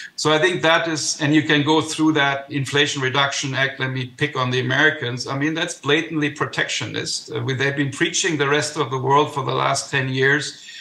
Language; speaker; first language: English; non-native, fluent; German